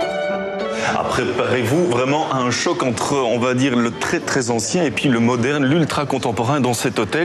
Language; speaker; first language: French; native; French